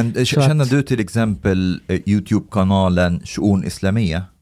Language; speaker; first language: Swedish; early bilingual, other home language; Arabic